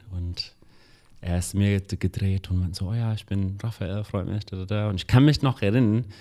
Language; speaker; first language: German; non-native, fluent; English